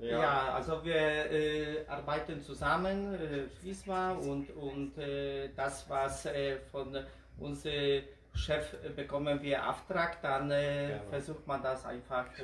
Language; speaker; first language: German; non-native, learner; Polish